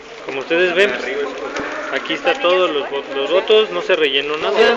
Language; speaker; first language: Spanish; native; Spanish